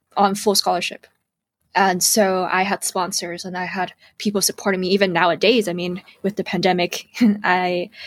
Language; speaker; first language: English; early bilingual, other home language; Cantonese